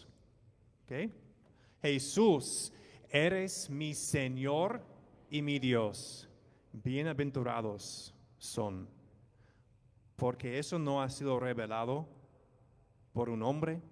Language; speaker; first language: Spanish; non-native, fluent; English